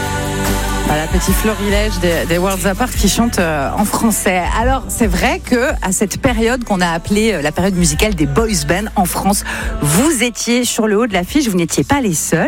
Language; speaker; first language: French; native; French